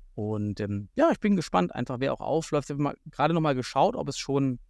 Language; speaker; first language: German; native; German